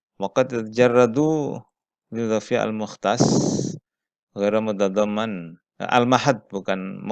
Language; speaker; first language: Arabic; non-native, fluent; Indonesian